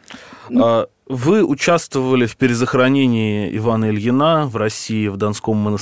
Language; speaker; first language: Russian; native; Russian